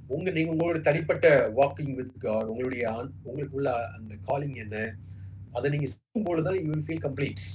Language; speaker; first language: Tamil; native; Tamil